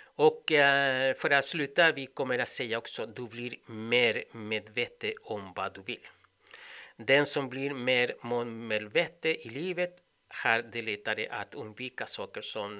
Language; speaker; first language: Swedish; non-native, fluent; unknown